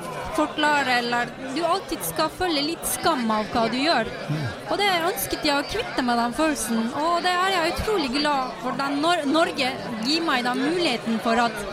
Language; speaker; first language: Norwegian; non-native, fluent; Turkish